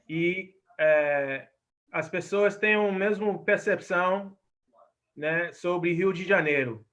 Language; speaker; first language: Portuguese; non-native, fluent; English